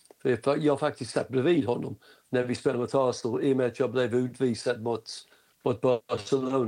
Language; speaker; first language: Swedish; non-native, fluent; English